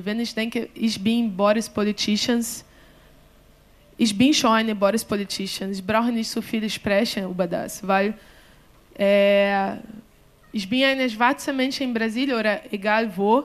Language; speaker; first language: German; non-native, learner; Portuguese